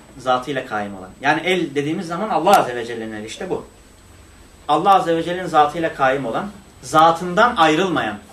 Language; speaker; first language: Turkish; non-native, local second language; Kurdish